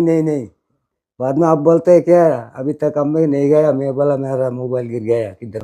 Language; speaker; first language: Hindi; non-native, learner; Bangla